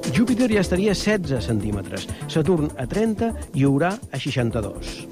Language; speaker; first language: Catalan; native; Catalan